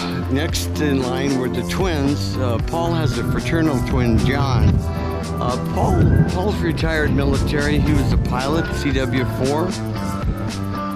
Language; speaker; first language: English; native; English